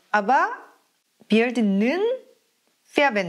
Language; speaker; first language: German; non-native, fluent; Korean